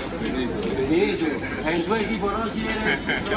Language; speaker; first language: Spanish; non-native, learner; Italian